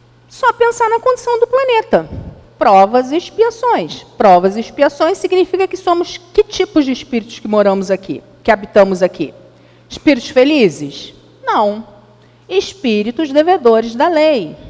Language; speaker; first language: Portuguese; native; Portuguese